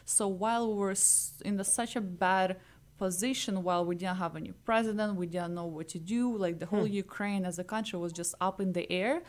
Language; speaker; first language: English; non-native, fluent; Ukrainian